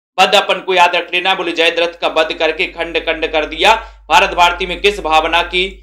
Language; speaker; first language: Hindi; native; Hindi